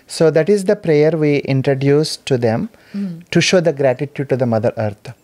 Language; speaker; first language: English; non-native, local second language; Telugu